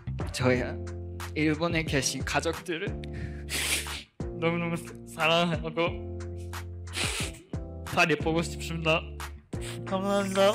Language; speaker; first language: Korean; non-native, fluent; Japanese